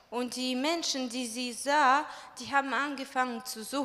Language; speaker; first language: German; non-native, fluent; Russian